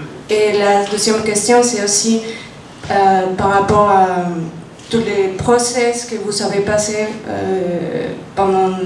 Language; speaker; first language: French; non-native, fluent; Spanish